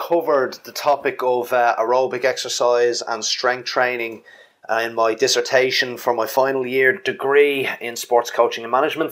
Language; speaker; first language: English; native; English